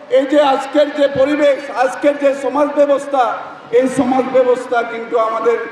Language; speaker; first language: Bangla; non-native, learner; Assamese